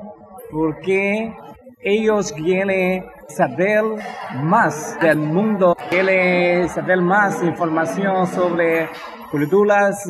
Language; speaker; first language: Spanish; non-native, fluent; Chinese